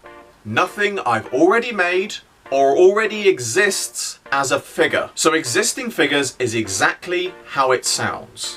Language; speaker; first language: English; native; English